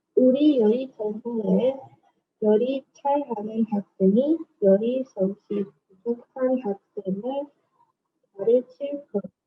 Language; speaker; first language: Korean; non-native, learner; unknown